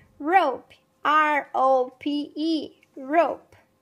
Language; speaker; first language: English; non-native, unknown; Portuguese